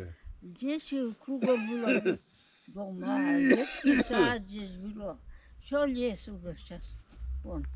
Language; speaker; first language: Russian; non-native, local second language; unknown